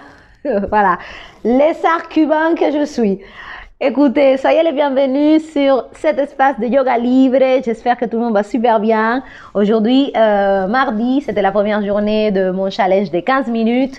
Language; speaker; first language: French; non-native, fluent; Spanish